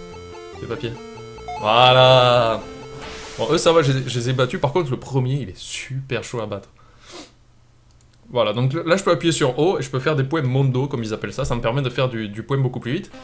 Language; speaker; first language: French; native; French